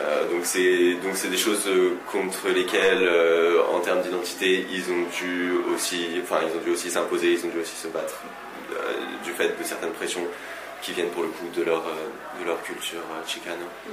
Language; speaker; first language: French; native; French